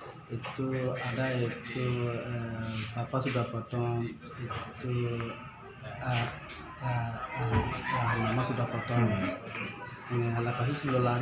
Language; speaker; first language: Indonesian; non-native, learner; Rohingya